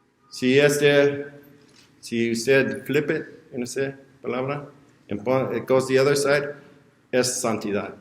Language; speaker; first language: Spanish; non-native, learner; English